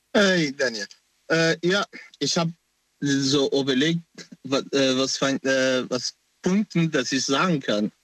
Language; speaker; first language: German; non-native, learner; Persian